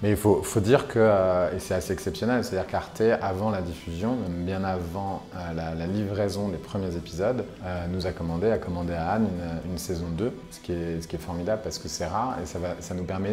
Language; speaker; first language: French; native; French